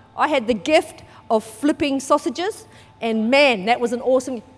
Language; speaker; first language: English; native; English